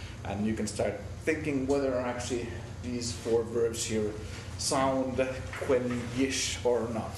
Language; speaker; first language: English; non-native, fluent; Finnish